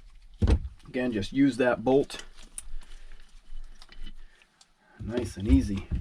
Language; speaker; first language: English; native; English